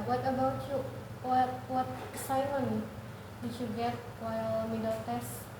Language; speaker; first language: English; non-native, learner; Indonesian